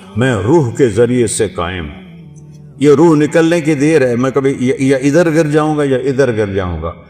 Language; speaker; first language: Urdu; non-native, local second language; Saraiki